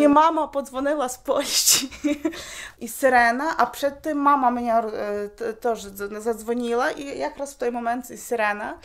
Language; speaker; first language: Polish; non-native, learner; Ukrainian